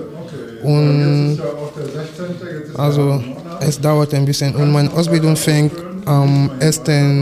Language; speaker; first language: German; non-native, learner; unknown